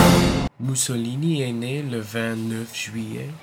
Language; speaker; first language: French; non-native, learner; English